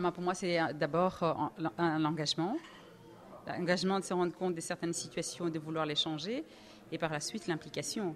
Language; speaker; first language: French; early bilingual, other home language; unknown